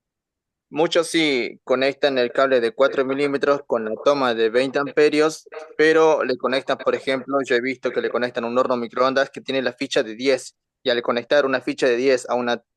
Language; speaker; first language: Spanish; native; Spanish